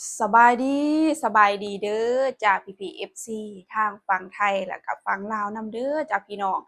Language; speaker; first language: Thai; non-native, local second language; Northeastern Thai